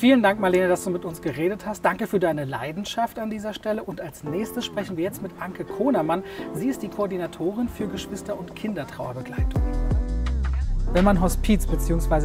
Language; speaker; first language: German; native; German